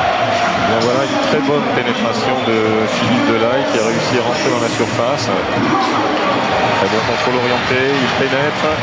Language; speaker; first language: French; native; French